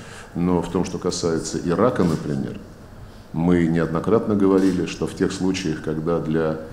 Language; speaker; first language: Russian; native; Russian